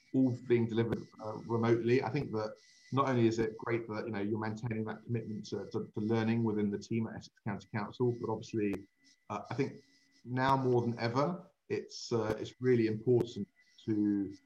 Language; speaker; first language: English; native; English